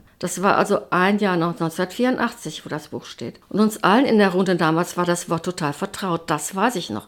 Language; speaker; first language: German; native; German